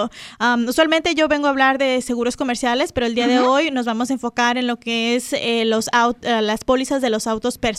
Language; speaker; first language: Spanish; native; Spanish